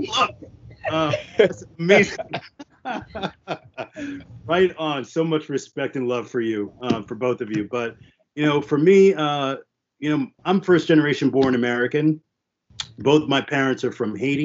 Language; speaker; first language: English; early bilingual, other home language; French